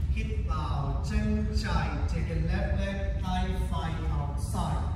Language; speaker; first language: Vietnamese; non-native, learner; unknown